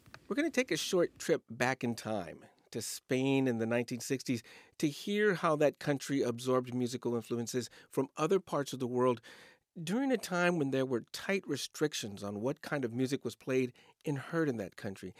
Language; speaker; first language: English; native; English